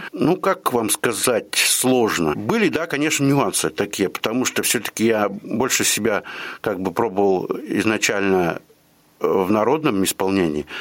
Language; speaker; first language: Russian; native; Russian